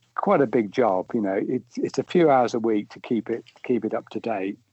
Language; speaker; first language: English; native; English